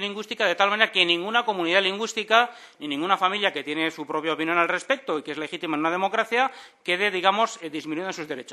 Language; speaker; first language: Spanish; native; Spanish